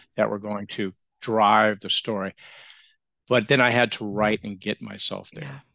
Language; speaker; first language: English; native; English